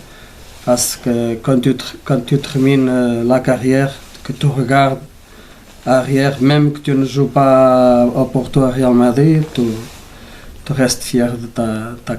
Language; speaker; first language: French; non-native, learner; Portuguese